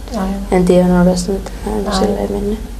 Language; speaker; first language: Finnish; early bilingual, other home language; Persian